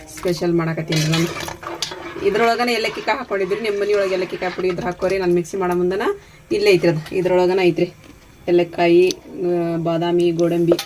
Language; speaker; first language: Kannada; native; Kannada